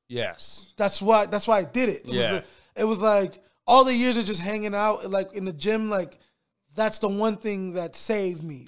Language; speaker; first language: English; native; English